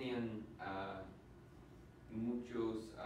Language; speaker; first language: Spanish; non-native, learner; English